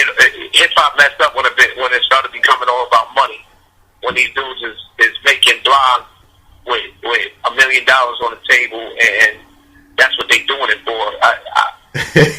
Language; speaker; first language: English; native; English